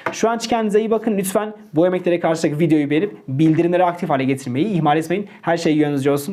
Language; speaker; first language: Turkish; native; Turkish